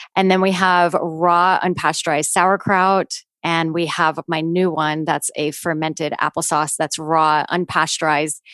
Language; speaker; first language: English; native; English